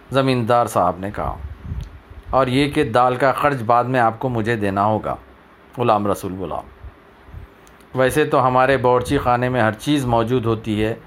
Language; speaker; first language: Urdu; native; Urdu